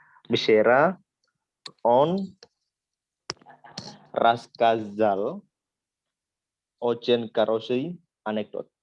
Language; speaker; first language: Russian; non-native, learner; Indonesian